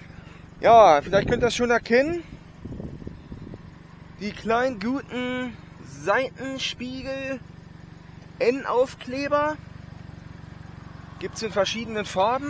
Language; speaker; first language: German; native; German